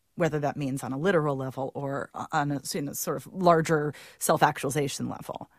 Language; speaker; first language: English; native; English